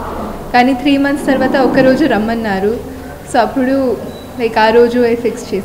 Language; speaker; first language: Telugu; non-native, fluent; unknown